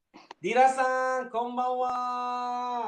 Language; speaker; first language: Japanese; non-native, fluent; Malay